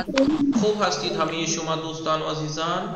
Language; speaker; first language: Persian; non-native, fluent; Urdu